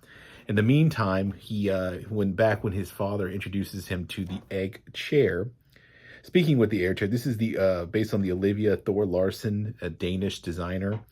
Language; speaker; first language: English; native; English